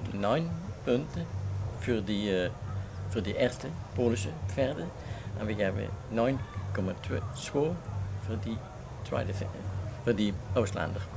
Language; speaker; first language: German; non-native, learner; Dutch